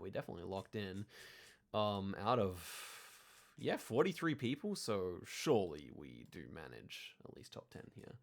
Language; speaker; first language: English; native; English